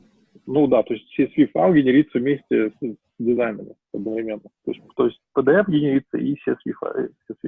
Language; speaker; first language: Russian; native; Russian